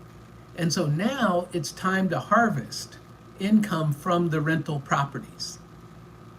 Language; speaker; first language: English; native; English